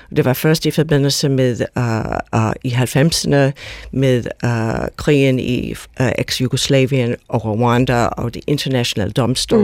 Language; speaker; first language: Danish; non-native, fluent; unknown